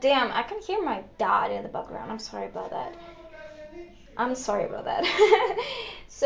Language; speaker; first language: English; non-native, fluent; Greek